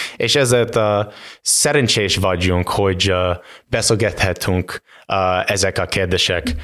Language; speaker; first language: Hungarian; non-native, learner; English